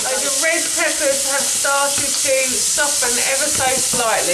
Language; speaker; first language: English; native; English